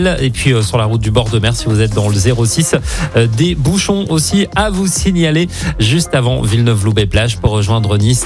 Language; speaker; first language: French; native; French